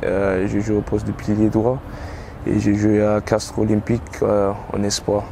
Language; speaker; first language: French; non-native, learner; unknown